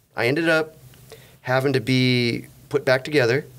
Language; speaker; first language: English; native; English